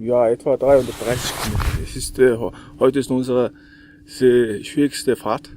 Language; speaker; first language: German; non-native, learner; Mongolian